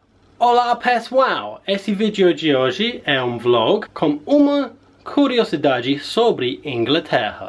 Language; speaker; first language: Portuguese; non-native, learner; English